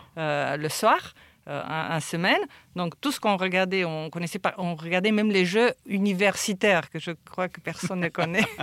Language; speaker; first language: French; non-native, fluent; Romanian